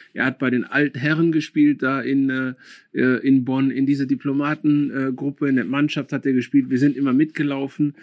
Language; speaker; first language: German; early bilingual, other home language; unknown